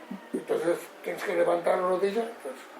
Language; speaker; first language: Spanish; non-native, learner; Japanese